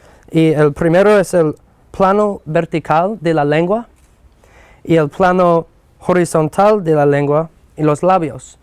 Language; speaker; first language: Spanish; non-native, fluent; English